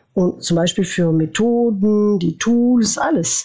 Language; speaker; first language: German; non-native, fluent; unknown